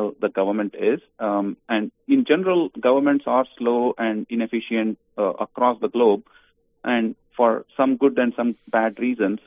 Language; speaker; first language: English; non-native, local second language; Kannada